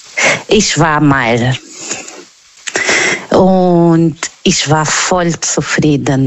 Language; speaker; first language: German; non-native, learner; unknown